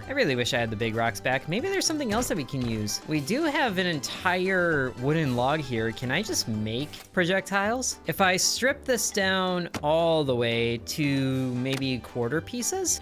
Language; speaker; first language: English; native; English